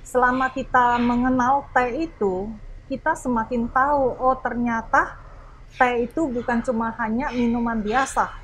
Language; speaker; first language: Indonesian; non-native, fluent; Malay